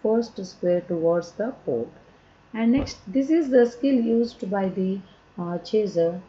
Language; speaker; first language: English; non-native, local second language; Kannada